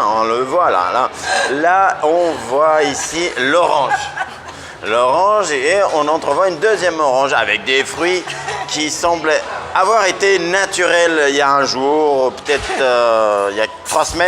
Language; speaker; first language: French; native; French